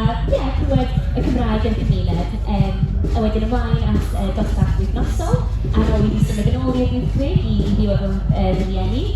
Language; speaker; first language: Welsh; non-native, local second language; English